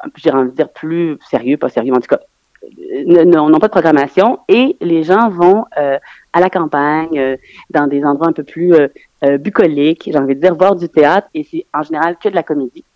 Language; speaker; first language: French; native; French